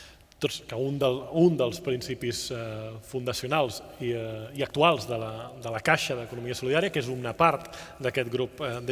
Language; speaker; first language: Catalan; native; Catalan